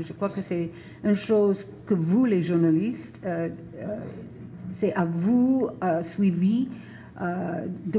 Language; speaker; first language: French; non-native, fluent; English